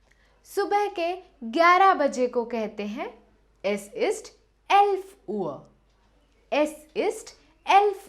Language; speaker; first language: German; non-native, fluent; Hindi